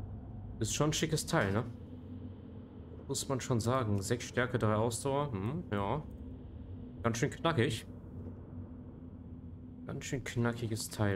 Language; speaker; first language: German; native; German